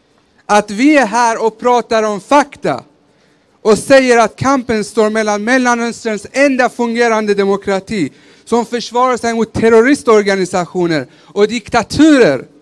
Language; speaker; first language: Swedish; early bilingual, other home language; Persian